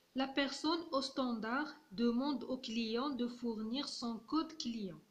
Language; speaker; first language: French; non-native, local second language; Arabic